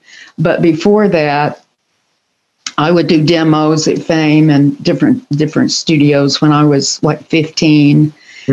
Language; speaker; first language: English; native; English